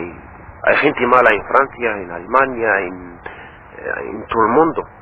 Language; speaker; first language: Spanish; non-native, learner; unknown